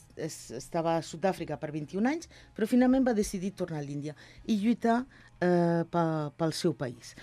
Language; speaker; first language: Catalan; non-native, local second language; Spanish